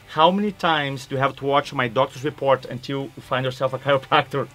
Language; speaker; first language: English; non-native, fluent; Portuguese